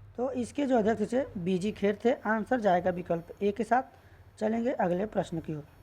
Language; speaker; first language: Hindi; native; Hindi